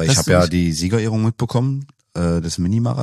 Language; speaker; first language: German; native; German